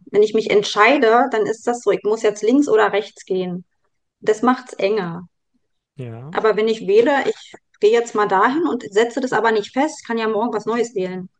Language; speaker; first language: German; native; German